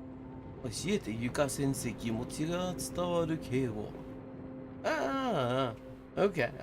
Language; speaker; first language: Japanese; non-native, fluent; English